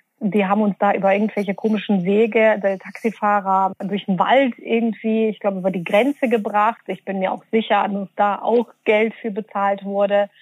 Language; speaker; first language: German; early bilingual, other home language; Bosnian